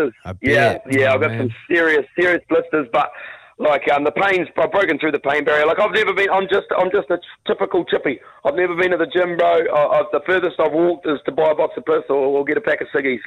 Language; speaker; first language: English; native; English